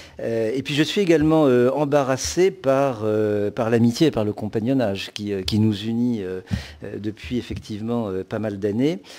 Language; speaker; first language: French; native; French